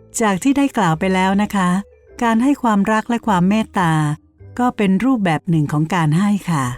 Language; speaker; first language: Thai; native; Thai